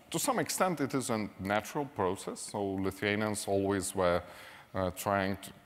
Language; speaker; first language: English; non-native, fluent; Lithuanian